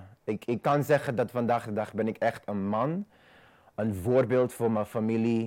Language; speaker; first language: Dutch; non-native, fluent; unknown